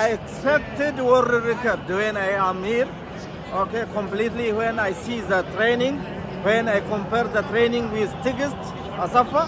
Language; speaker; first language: English; non-native, learner; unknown